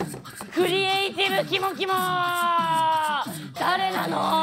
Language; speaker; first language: Japanese; native; Japanese